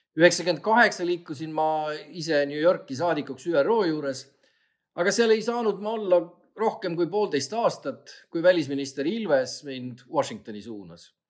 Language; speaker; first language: Estonian; native; Estonian